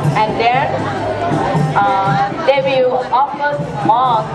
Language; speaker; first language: English; non-native, learner; Thai